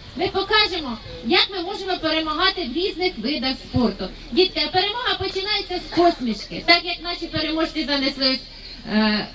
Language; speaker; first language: Ukrainian; native; Ukrainian